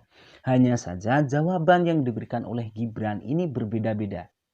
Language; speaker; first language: Indonesian; native; Indonesian